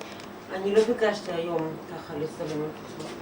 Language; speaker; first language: Hebrew; non-native, fluent; Russian